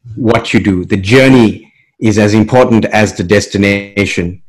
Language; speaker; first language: English; native; English